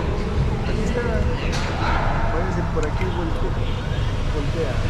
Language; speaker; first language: Spanish; native; Spanish